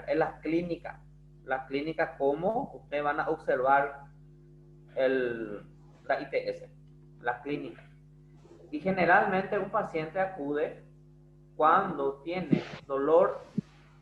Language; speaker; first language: Spanish; non-native, fluent; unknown